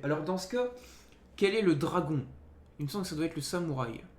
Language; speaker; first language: French; native; French